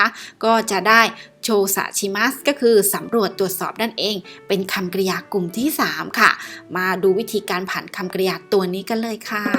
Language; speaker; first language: Thai; native; Thai